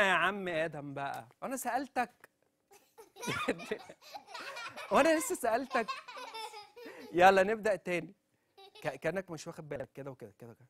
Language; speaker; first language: Arabic; native; Arabic